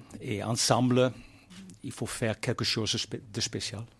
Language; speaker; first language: French; non-native, learner; Dutch